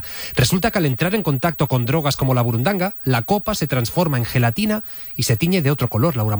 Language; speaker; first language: Spanish; native; Spanish